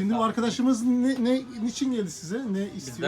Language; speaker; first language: Turkish; native; Turkish